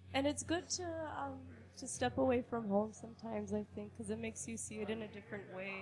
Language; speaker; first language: English; native; English